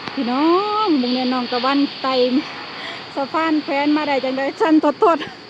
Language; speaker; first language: Thai; native; Thai